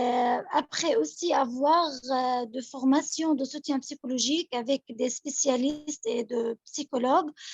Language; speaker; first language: French; non-native, local second language; Arabic